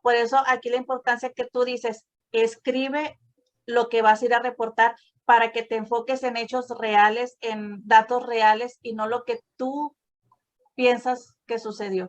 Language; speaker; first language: Spanish; native; Spanish